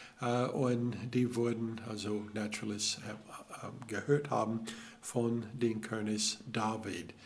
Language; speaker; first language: German; non-native, learner; English